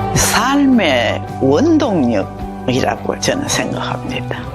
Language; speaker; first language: Korean; native; Korean